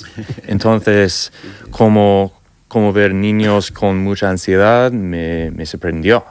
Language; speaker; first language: Spanish; non-native, learner; English